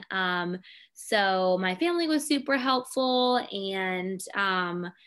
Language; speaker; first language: English; native; English